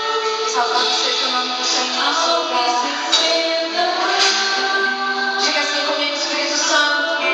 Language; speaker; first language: Portuguese; native; Portuguese